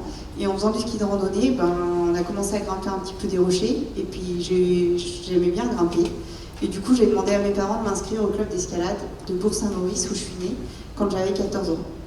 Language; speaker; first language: French; native; French